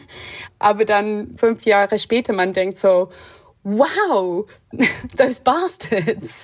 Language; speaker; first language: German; non-native, fluent; English